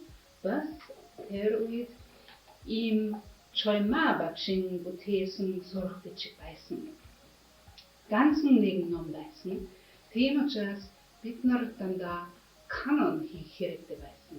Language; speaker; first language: Mongolian; non-native, fluent; German